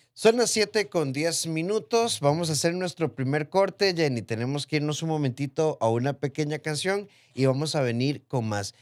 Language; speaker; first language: Spanish; native; Spanish